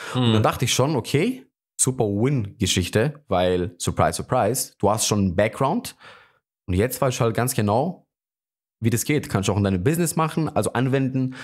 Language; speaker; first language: German; non-native, fluent; Greek